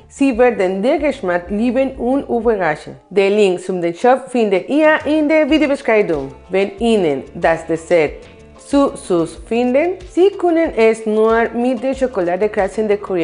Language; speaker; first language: German; non-native, learner; Spanish